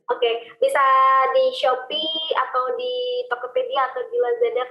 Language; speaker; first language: Indonesian; native; Indonesian